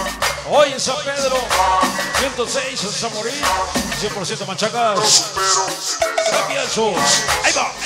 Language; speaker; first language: Spanish; native; Spanish